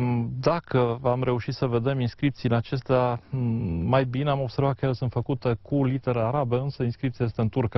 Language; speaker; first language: Romanian; native; Romanian